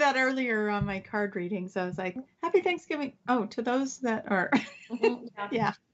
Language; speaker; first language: English; native; English